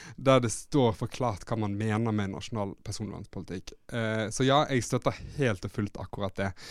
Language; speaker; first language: Norwegian; native; Norwegian